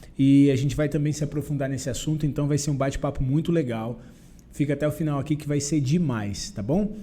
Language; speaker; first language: Portuguese; native; Portuguese